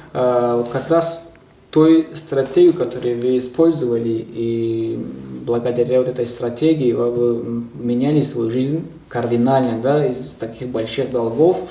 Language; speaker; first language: Russian; non-native, local second language; Tajik